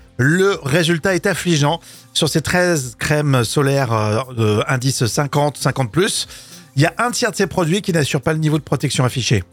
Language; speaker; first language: French; native; French